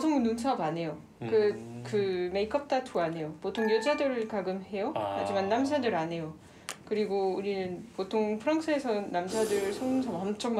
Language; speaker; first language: Korean; non-native, learner; French